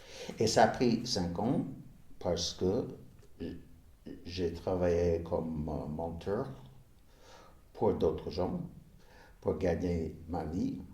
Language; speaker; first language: French; non-native, fluent; English